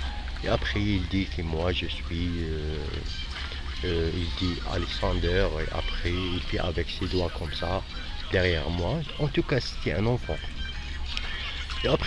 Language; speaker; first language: French; non-native, fluent; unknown